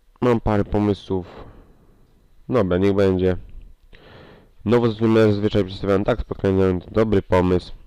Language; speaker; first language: Polish; native; Polish